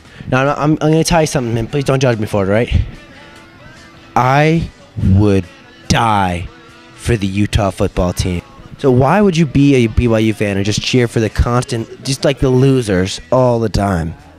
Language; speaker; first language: English; native; English